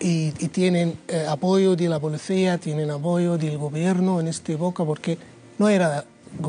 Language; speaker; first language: Spanish; non-native, learner; Arabic